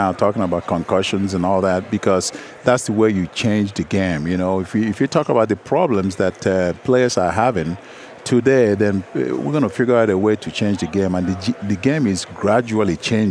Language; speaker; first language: English; non-native, local second language; Igbo